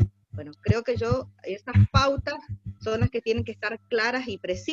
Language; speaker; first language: Spanish; native; Spanish